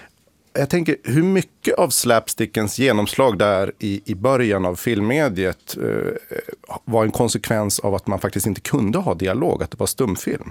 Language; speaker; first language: Swedish; native; Swedish